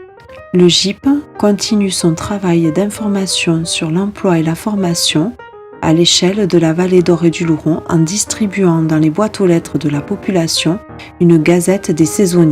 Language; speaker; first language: French; native; French